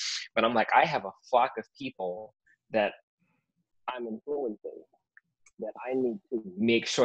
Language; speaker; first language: English; native; English